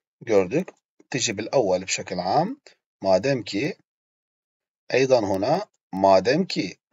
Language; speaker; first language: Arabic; non-native, fluent; Turkish